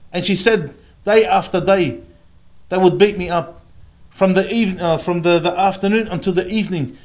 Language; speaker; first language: English; native; English